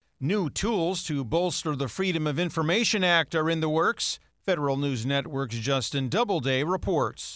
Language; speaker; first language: English; native; English